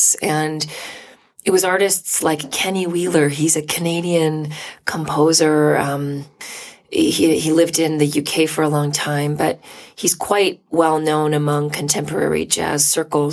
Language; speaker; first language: English; native; English